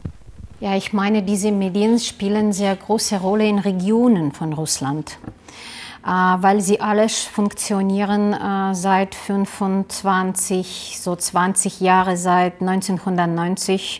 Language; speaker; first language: German; non-native, learner; Russian